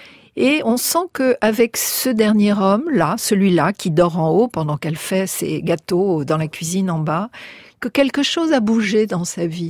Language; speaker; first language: French; native; French